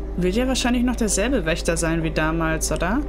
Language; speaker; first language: German; native; German